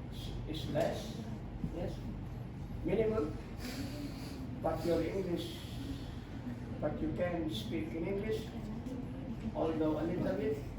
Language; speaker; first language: English; non-native, fluent; Indonesian